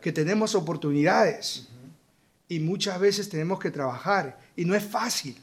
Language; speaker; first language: Spanish; early bilingual, heritage; Spanish